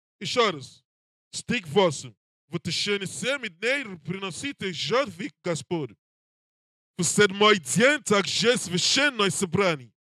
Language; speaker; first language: Russian; non-native, learner; English